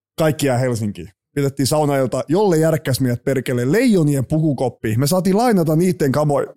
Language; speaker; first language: Finnish; early bilingual, other home language; Czech